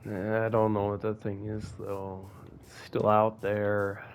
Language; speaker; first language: English; native; English